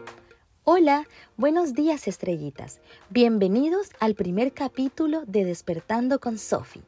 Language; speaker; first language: Spanish; native; Spanish